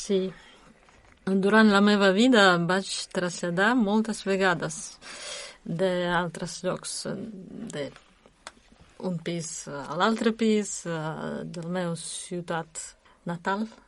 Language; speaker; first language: Catalan; non-native, learner; Russian